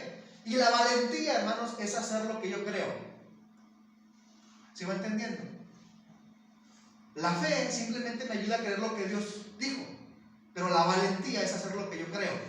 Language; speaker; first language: Spanish; native; Spanish